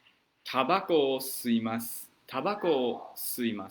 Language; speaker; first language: Japanese; non-native, fluent; English